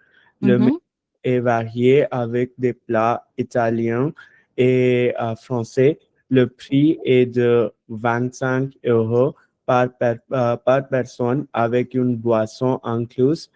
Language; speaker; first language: French; non-native, learner; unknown